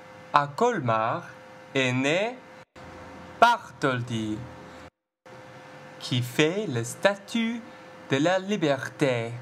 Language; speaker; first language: French; non-native, learner; English